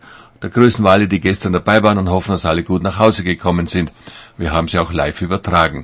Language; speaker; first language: German; native; German